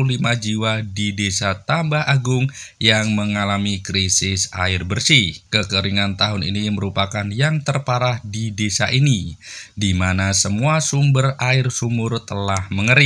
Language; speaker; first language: Indonesian; native; Indonesian